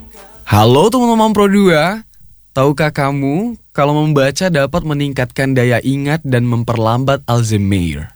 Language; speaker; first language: Indonesian; native; Indonesian